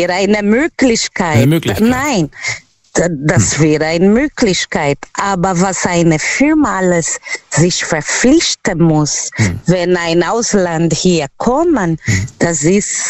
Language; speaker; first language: German; non-native, learner; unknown